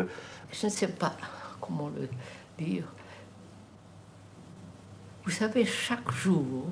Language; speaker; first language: French; non-native, fluent; Telugu